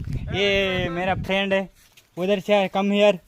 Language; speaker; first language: Hindi; non-native, local second language; Telugu